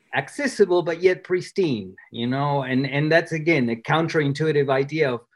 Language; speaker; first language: English; non-native, fluent; Spanish